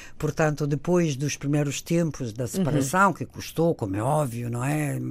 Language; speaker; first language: Portuguese; non-native, fluent; Italian